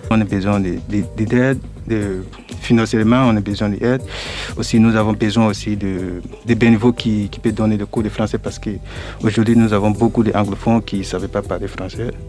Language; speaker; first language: French; non-native, learner; English